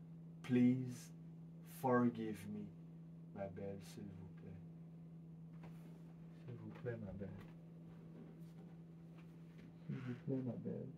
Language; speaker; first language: French; non-native, learner; English